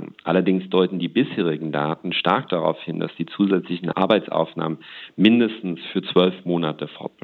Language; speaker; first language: German; native; German